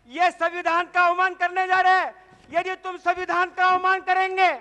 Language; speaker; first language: Hindi; non-native, local second language; Marathi